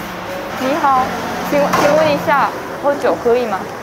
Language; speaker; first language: Chinese; non-native, fluent; Korean